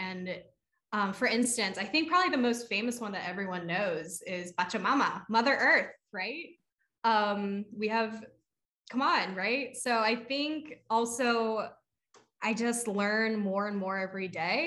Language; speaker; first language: English; native; English